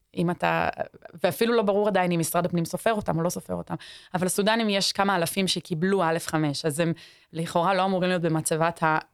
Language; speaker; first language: Hebrew; native; Hebrew